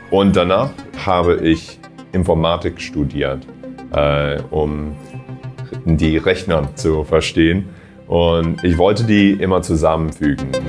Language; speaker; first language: German; non-native, fluent; English